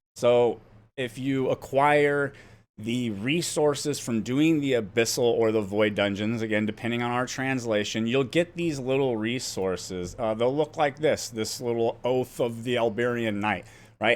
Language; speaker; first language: English; native; English